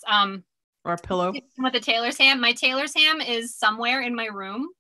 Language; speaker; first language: English; native; English